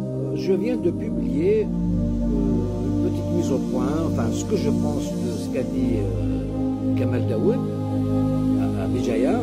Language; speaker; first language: French; non-native, local second language; Kabyle